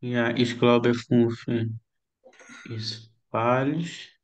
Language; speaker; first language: German; non-native, learner; Portuguese